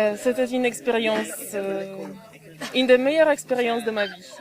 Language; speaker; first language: French; non-native, fluent; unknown